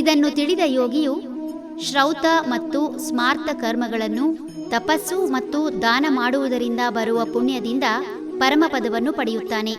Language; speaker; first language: Kannada; native; Kannada